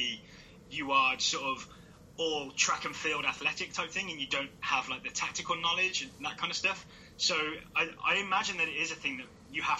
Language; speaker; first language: English; native; English